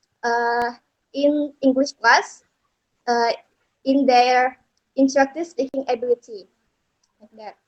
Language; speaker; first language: English; non-native, learner; Indonesian